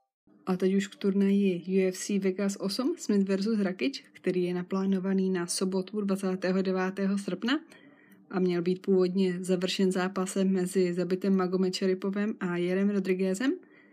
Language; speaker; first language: Czech; native; Czech